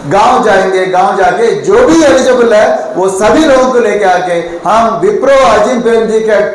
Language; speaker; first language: Hindi; non-native, local second language; Telugu